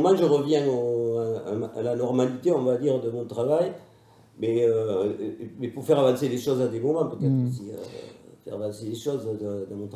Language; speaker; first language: French; native; French